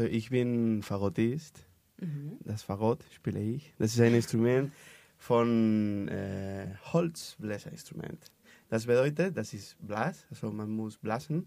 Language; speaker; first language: German; non-native, learner; Spanish